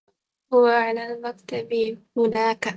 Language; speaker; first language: Arabic; non-native, learner; Indonesian